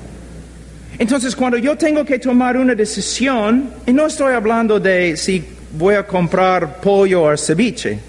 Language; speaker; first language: Spanish; non-native, fluent; English